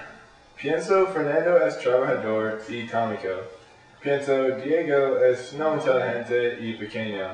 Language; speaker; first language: Spanish; non-native, learner; English